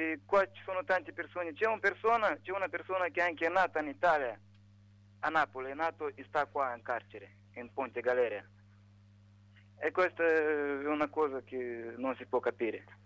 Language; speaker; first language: Italian; non-native, learner; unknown